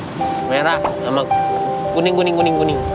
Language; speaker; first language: Indonesian; native; Indonesian